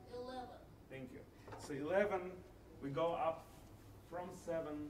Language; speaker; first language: English; non-native, fluent; Russian